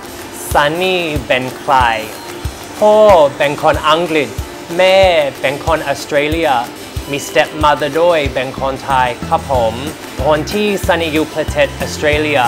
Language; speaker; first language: Thai; non-native, learner; English